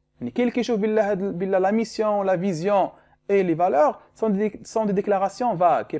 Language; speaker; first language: French; non-native, local second language; Arabic